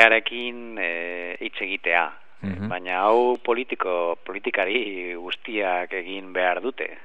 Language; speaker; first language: Basque; non-native, learner; Spanish